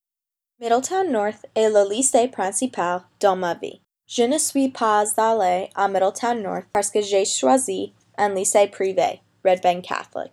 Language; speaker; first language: French; non-native, learner; English